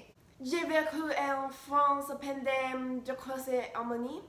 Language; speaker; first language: French; non-native, learner; English